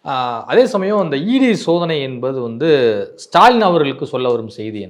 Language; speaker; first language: Tamil; native; Tamil